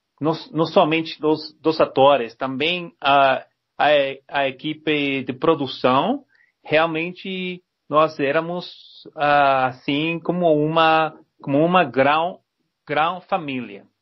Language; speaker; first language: Portuguese; non-native, learner; Spanish